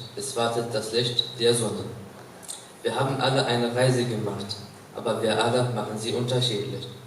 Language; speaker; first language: German; non-native, learner; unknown